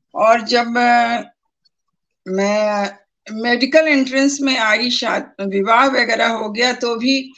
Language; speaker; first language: Hindi; native; Hindi